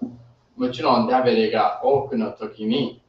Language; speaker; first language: Japanese; non-native, fluent; English